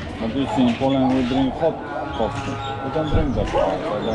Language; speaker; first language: English; non-native, fluent; Polish